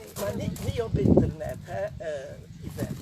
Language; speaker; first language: Dutch; native; Dutch